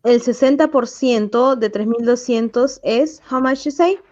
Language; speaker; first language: Spanish; native; Spanish